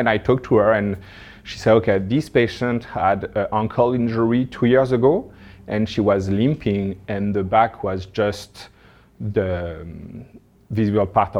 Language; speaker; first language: English; non-native, learner; French